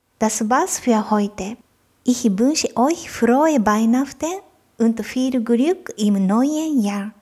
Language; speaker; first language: German; non-native, fluent; Japanese